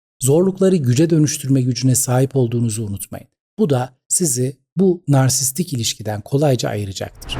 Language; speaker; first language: Turkish; native; Turkish